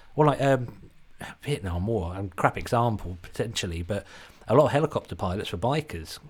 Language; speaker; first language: English; native; English